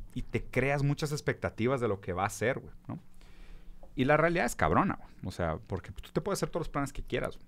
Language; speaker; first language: Spanish; early bilingual, other home language; Portuguese